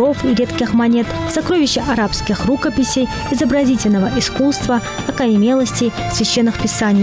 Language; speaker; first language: Russian; native; Russian